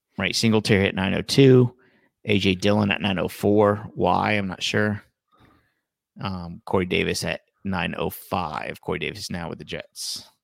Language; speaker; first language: English; native; English